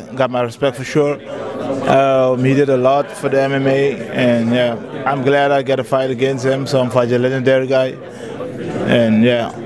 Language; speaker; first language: English; non-native, fluent; Dutch